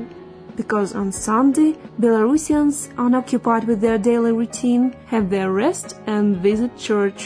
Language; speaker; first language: English; non-native, fluent; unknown